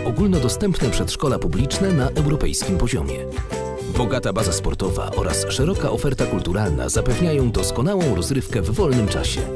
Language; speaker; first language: Polish; native; Polish